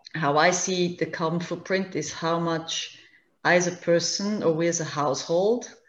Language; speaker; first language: English; non-native, fluent; German